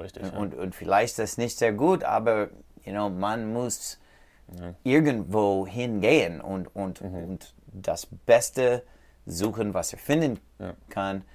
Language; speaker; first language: German; non-native, learner; English